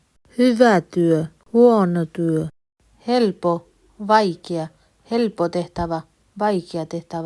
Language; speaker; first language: Finnish; non-native, learner; Bangla